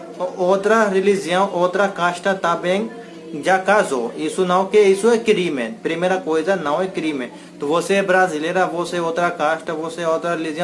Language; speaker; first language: Portuguese; non-native, learner; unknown